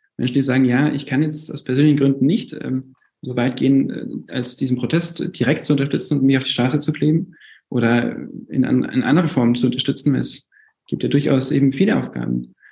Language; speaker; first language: German; native; German